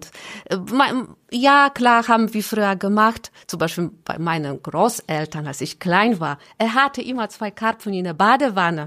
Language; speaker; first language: German; non-native, learner; Polish